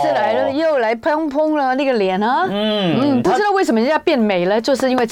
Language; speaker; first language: Chinese; native; Chinese